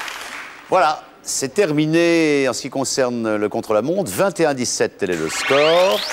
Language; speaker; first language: French; native; French